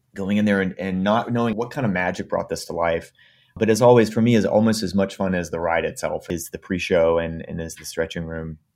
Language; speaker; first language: English; native; English